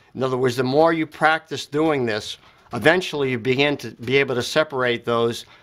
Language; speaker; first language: English; native; English